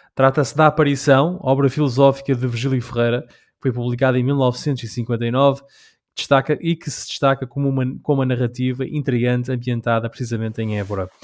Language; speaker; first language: Portuguese; early bilingual, heritage; English